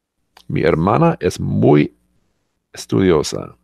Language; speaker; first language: Spanish; non-native, learner; English